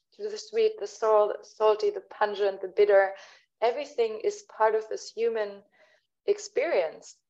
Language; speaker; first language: English; non-native, fluent; German